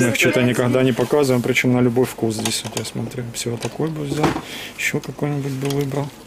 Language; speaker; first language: Russian; native; Russian